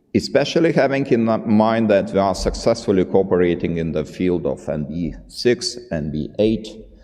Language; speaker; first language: English; non-native, fluent; Lithuanian